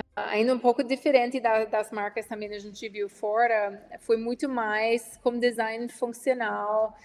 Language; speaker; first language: Portuguese; non-native, fluent; English